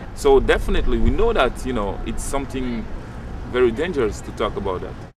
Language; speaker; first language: English; non-native, learner; Wolof